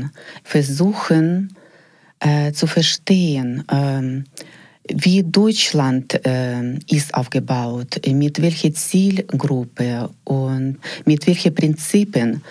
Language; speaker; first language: German; non-native, fluent; Ukrainian